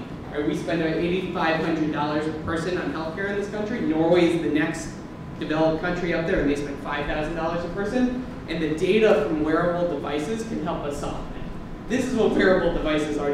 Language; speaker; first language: English; native; English